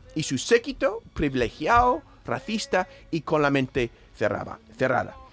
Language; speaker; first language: Spanish; non-native, fluent; English